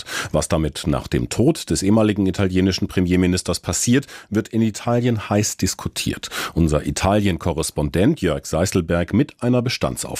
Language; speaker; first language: German; native; German